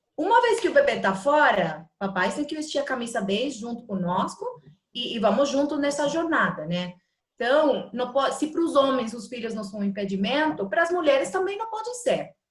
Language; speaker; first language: Portuguese; non-native, fluent; Spanish